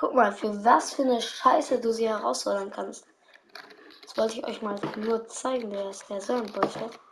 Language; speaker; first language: German; native; German